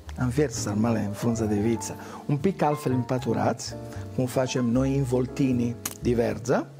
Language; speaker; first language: Romanian; non-native, fluent; Italian